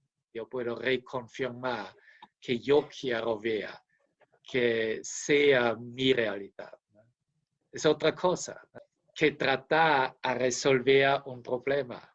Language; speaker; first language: Spanish; non-native, fluent; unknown